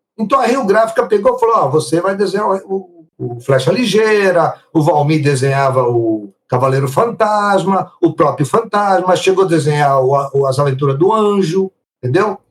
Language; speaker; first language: Portuguese; early bilingual, other home language; Italian